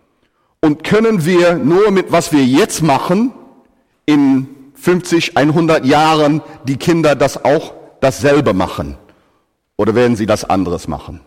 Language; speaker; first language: German; non-native, fluent; English